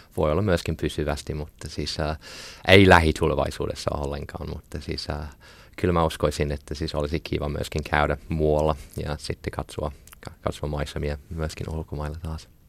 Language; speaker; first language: Finnish; non-native, fluent; English